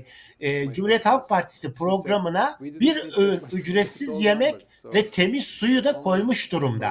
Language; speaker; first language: Turkish; native; Turkish